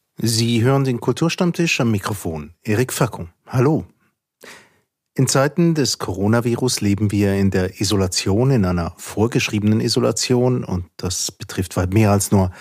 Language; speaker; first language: German; native; German